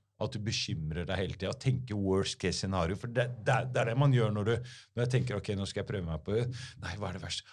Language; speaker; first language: Norwegian; early bilingual, other home language; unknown